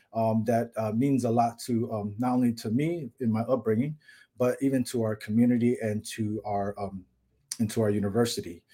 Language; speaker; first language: English; native; English